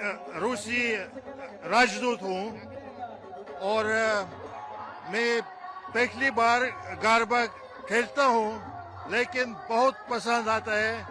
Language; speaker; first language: Hindi; non-native, learner; Russian